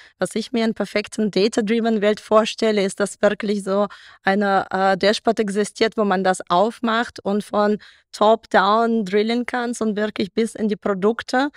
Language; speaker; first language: German; non-native, fluent; Russian